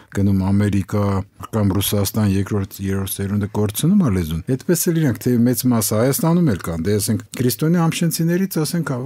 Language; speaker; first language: Armenian; native; Armenian